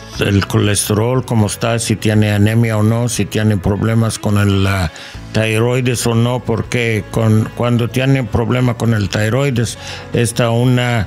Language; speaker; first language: Spanish; non-native, learner; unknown